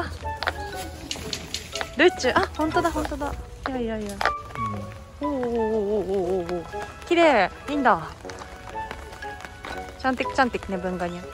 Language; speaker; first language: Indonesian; non-native, learner; Japanese